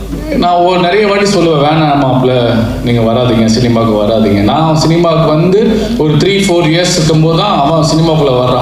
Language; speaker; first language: Tamil; native; Tamil